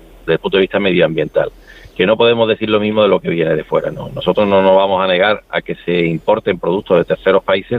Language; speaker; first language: Spanish; native; Spanish